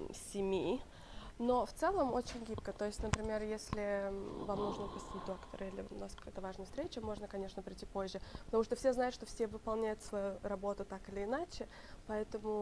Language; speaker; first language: Russian; native; Russian